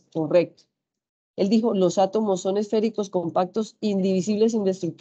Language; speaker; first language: Spanish; native; Spanish